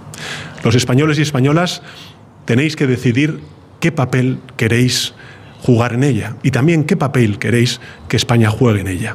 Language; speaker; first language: Spanish; native; Spanish